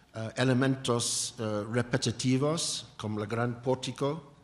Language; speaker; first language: Spanish; non-native, learner; English